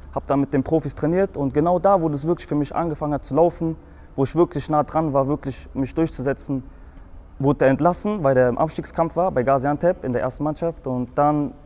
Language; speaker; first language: German; native; German